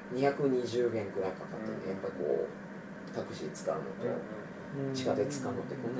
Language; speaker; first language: Japanese; native; Japanese